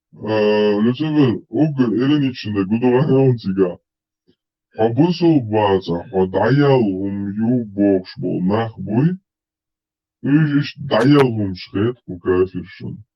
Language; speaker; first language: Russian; non-native, local second language; Chechen